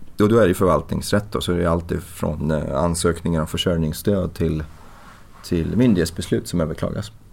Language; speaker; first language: Swedish; early bilingual, other home language; Persian